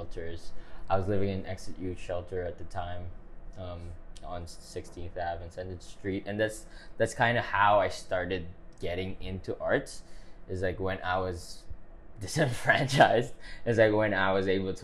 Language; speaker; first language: English; non-native, local second language; Filipino